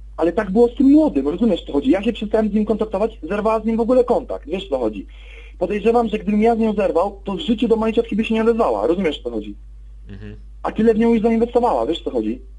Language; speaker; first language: Polish; native; Polish